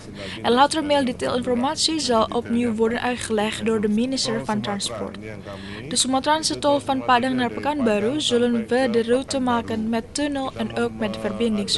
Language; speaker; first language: Dutch; non-native, fluent; Indonesian